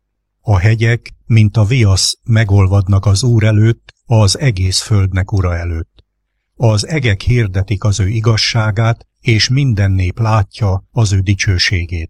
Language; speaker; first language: Hungarian; native; Hungarian